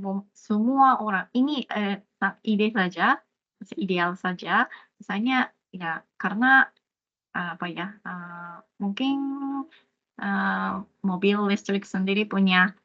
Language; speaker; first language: Indonesian; non-native, fluent; Japanese